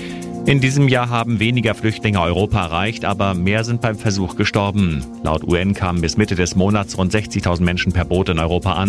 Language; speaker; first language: German; native; German